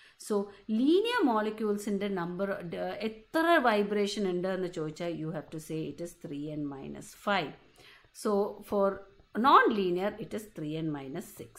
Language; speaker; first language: English; non-native, local second language; Malayalam